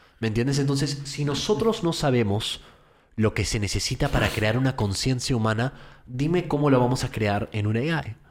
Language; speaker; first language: Spanish; early bilingual, heritage; Spanish